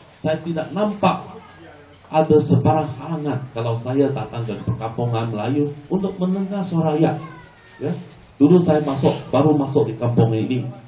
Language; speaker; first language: Malay; non-native, local second language; Chinese